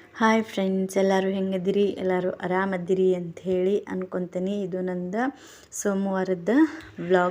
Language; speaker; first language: Kannada; native; Kannada